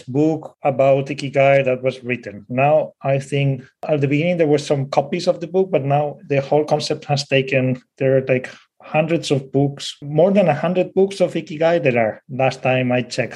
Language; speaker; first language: English; non-native, fluent; Spanish